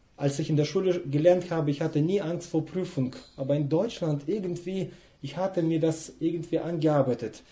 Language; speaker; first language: German; non-native, fluent; Russian